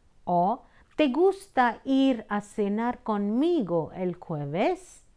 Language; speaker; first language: Spanish; non-native, fluent; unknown